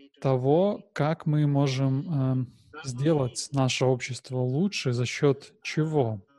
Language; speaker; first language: Russian; non-native, learner; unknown